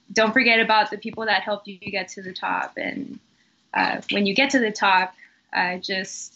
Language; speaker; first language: English; early bilingual, other home language; Spanish